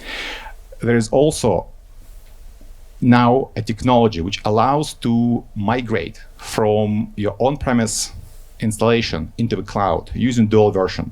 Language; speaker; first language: English; non-native, fluent; Ukrainian